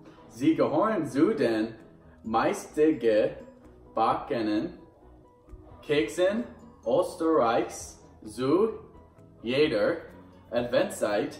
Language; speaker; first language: German; non-native, learner; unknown